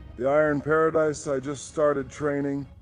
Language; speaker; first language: English; native; English